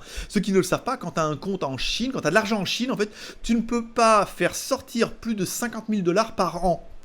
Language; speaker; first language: French; native; French